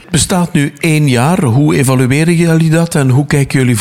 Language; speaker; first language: Dutch; native; Dutch